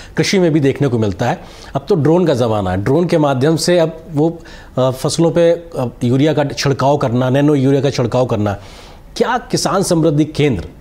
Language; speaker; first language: Hindi; native; Hindi